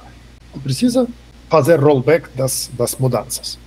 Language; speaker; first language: Portuguese; non-native, fluent; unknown